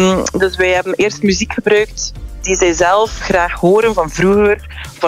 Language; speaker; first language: Dutch; native; Dutch